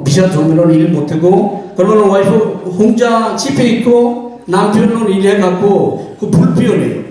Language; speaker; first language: Korean; non-native, fluent; Bangla